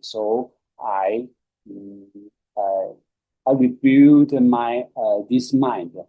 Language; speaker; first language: English; non-native, learner; Chinese